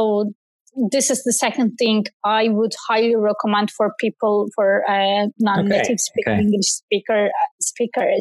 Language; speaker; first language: English; non-native, fluent; Turkish